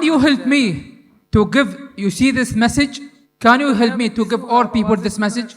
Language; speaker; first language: English; non-native, learner; Arabic